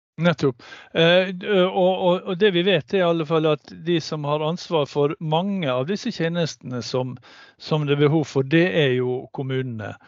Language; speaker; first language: Norwegian; native; Norwegian